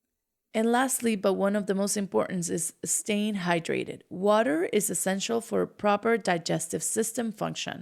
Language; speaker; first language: English; non-native, fluent; Spanish